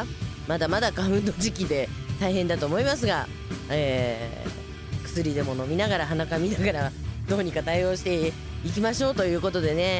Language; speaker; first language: Japanese; native; Japanese